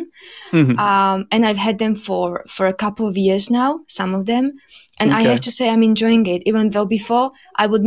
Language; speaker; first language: English; non-native, fluent; Slovak